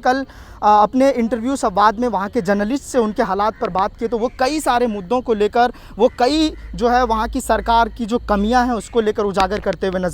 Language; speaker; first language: Hindi; native; Hindi